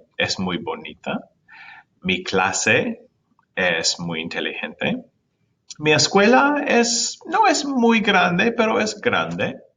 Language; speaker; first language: Spanish; non-native, fluent; English